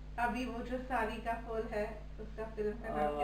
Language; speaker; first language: Hindi; early bilingual, heritage; Hindi